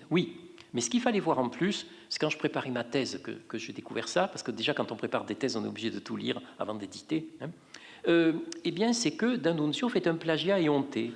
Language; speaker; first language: French; native; French